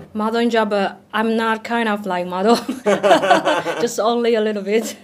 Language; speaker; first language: English; non-native, learner; Chinese